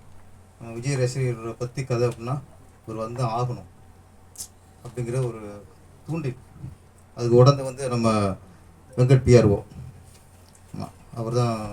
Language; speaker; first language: Tamil; native; Tamil